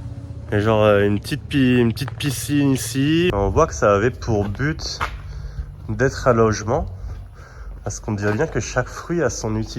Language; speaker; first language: French; native; French